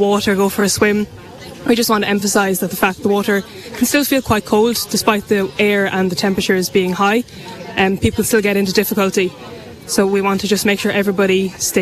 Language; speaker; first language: English; native; English